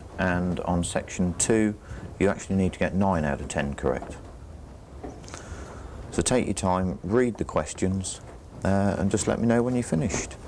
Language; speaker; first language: English; native; English